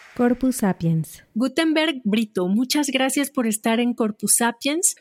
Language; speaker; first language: Spanish; native; Spanish